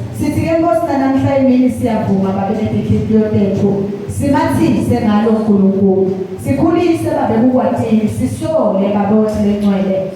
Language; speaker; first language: Zulu; non-native, local second language; Swati